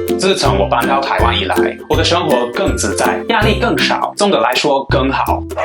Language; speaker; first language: Chinese; non-native, fluent; English